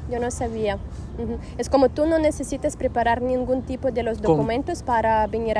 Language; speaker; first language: Spanish; non-native, fluent; Russian